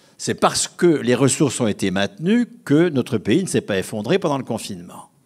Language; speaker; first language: French; native; French